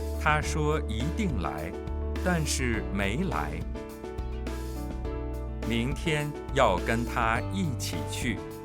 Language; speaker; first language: Chinese; non-native, fluent; Korean